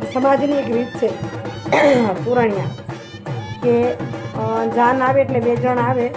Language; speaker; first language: Gujarati; native; Gujarati